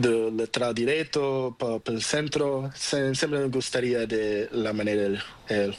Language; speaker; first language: Spanish; non-native, learner; Portuguese